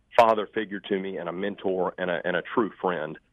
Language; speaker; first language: English; native; English